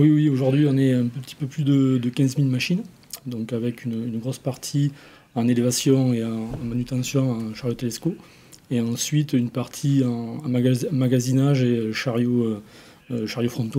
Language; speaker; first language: French; native; French